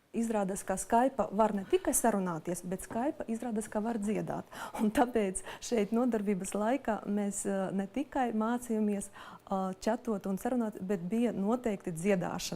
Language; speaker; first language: Latvian; non-native, local second language; Russian